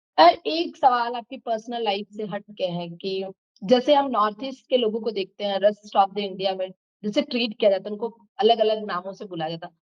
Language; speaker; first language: Hindi; native; Hindi